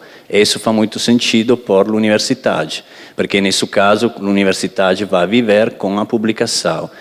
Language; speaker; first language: Portuguese; non-native, fluent; Italian